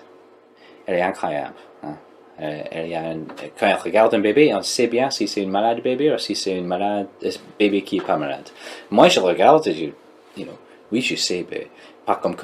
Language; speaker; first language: French; non-native, learner; English